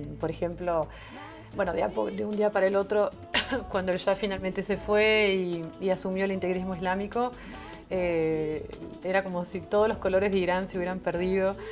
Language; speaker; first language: Spanish; non-native, fluent; French